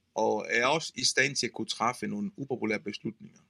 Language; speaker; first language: Danish; non-native, fluent; Italian